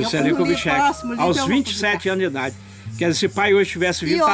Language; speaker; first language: Portuguese; native; Portuguese